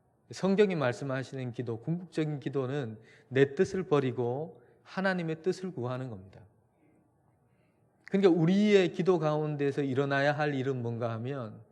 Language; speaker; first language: Korean; native; Korean